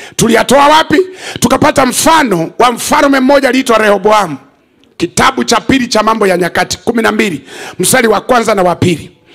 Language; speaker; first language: Swahili; native; Swahili